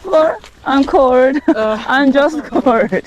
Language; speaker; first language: English; non-native, learner; Korean